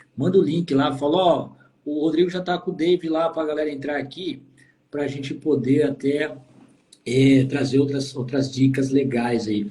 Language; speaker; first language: Portuguese; native; Portuguese